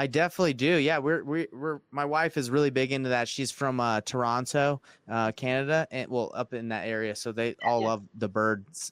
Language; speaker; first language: English; native; English